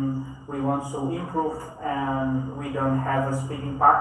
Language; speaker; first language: English; non-native, learner; Indonesian